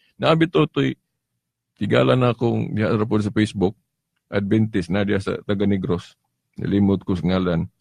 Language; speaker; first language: Cebuano; native; Cebuano